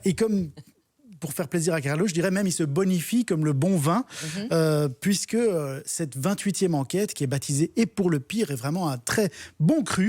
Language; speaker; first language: French; native; French